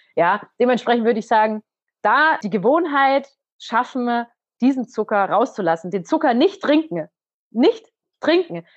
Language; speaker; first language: German; native; German